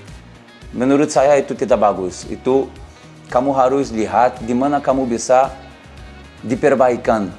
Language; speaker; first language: Indonesian; non-native, learner; Portuguese